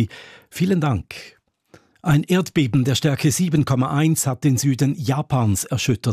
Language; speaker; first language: German; native; German